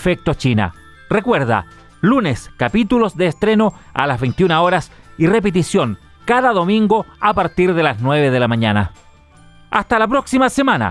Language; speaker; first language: Spanish; native; Spanish